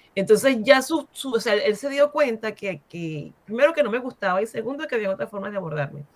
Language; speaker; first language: Spanish; native; Spanish